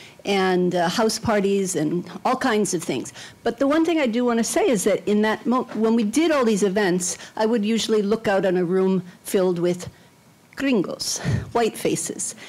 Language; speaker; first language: English; native; English